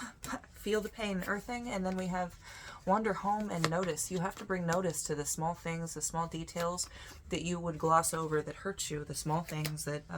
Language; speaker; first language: English; native; English